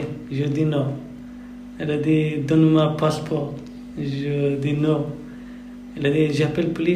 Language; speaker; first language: French; non-native, learner; Persian